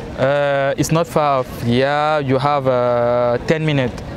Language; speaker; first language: English; non-native, learner; French